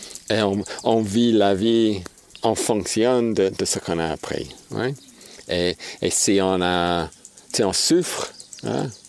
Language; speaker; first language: French; non-native, fluent; English